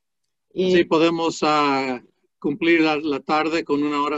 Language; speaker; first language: Spanish; non-native, fluent; English